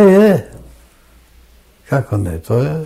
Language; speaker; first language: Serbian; non-native, fluent; German